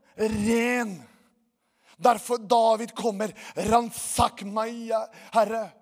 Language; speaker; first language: Norwegian; non-native, fluent; Portuguese